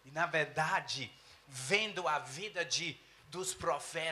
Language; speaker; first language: Portuguese; non-native, fluent; English